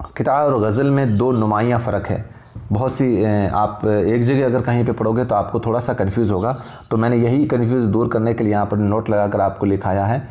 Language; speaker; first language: Urdu; native; Urdu